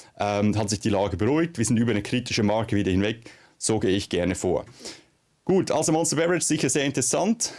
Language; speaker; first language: German; native; German